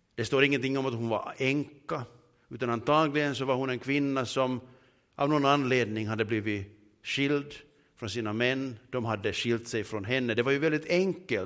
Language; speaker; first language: Swedish; native; Swedish